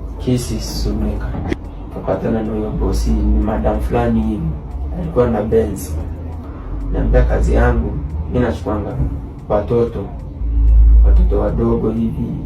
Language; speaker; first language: Swahili; non-native, local second language; Gusii